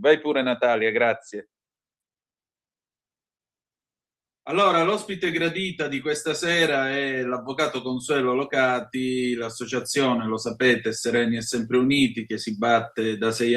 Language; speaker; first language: Italian; native; Italian